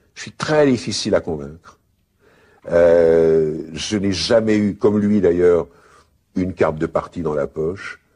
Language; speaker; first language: French; native; French